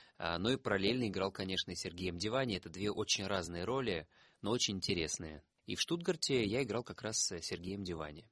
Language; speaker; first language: Russian; native; Russian